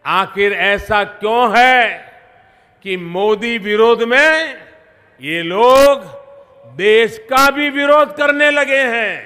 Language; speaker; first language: Hindi; non-native, local second language; Gujarati